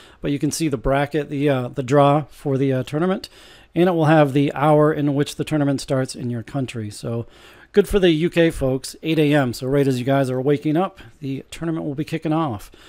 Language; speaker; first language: English; native; English